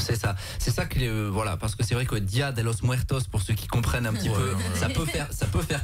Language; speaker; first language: French; native; French